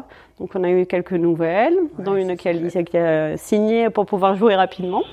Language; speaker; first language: French; native; French